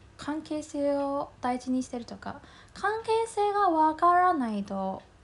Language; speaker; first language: Japanese; non-native, fluent; Chinese